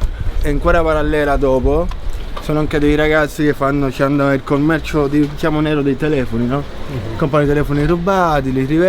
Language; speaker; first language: Italian; native; Italian